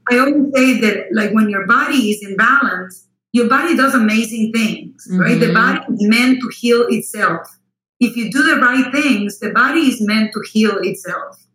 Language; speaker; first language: English; non-native, fluent; Spanish